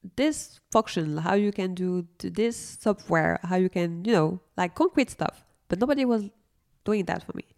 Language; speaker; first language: English; non-native, fluent; French